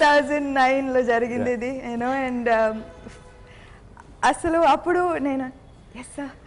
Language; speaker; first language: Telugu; non-native, fluent; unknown